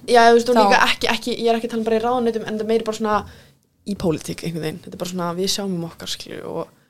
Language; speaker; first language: Icelandic; early bilingual, heritage; Icelandic